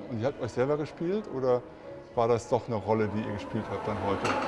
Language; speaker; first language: German; native; German